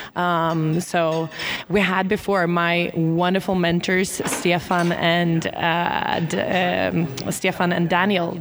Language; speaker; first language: English; non-native, fluent; Swedish